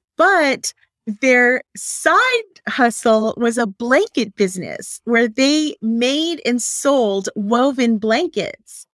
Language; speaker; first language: English; native; English